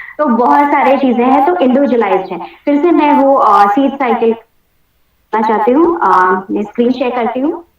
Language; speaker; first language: Hindi; non-native, local second language; Marathi